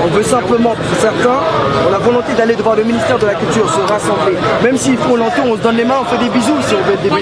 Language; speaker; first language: French; native; French